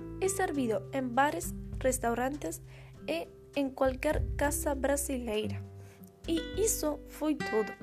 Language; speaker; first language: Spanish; non-native, learner; Portuguese